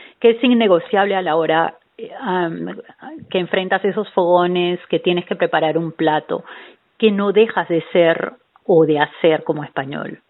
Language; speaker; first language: Spanish; native; Spanish